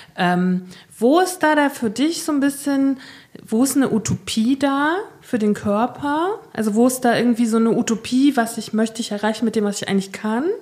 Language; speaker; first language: German; native; German